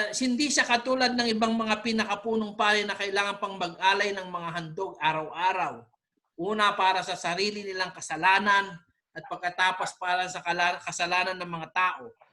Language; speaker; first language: Filipino; non-native, local second language; Pampanga